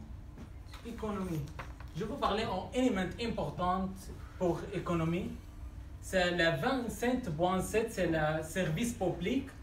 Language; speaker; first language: French; non-native, learner; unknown